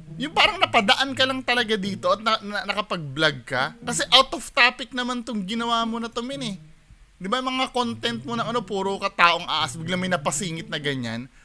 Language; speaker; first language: Filipino; native; Filipino